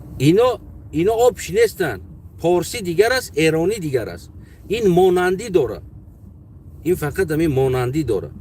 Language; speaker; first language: Tajik; native; Tajik